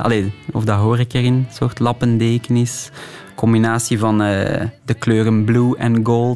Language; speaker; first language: Dutch; native; Dutch